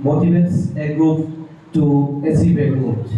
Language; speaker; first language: English; non-native, local second language; Assamese